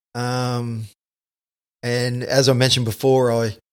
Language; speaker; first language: English; native; English